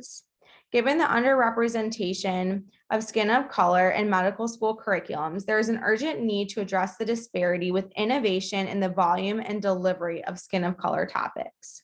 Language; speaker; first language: English; native; English